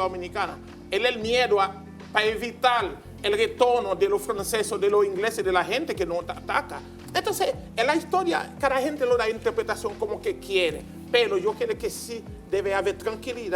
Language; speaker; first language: Spanish; non-native, learner; Haitian Creole